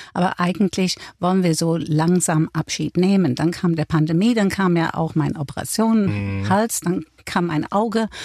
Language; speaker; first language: German; non-native, fluent; English